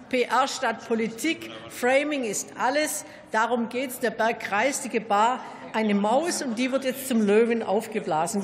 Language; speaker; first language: German; native; German